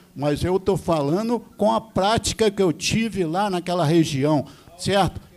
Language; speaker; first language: Portuguese; native; Portuguese